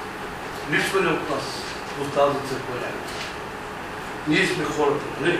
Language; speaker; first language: Bulgarian; non-native, local second language; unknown